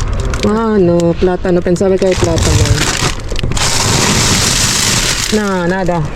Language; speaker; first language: Spanish; non-native, learner; Filipino